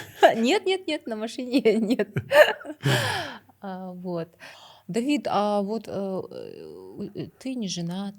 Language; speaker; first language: Russian; non-native, local second language; Kazakh